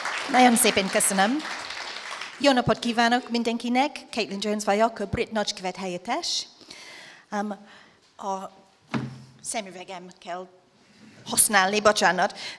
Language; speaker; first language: Hungarian; non-native, learner; English